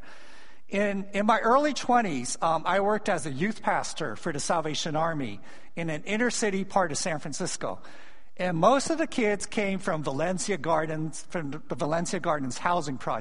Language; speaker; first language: English; native; English